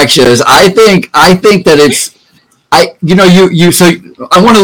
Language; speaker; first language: English; native; English